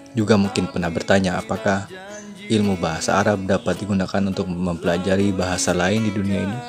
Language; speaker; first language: Malay; non-native, local second language; Sundanese